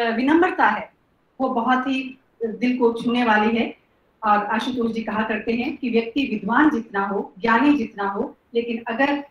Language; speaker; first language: Hindi; native; Hindi